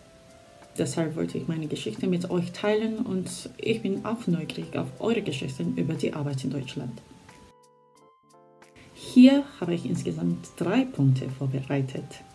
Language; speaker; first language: German; non-native, fluent; Korean